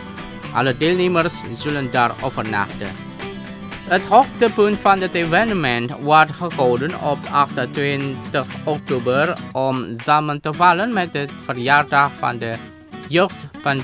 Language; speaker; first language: Dutch; non-native, learner; Indonesian